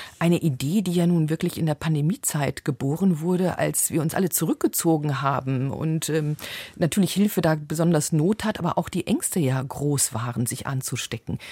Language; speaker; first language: German; native; German